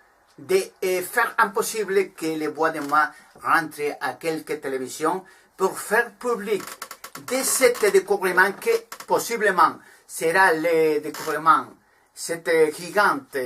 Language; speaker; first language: French; non-native, learner; Spanish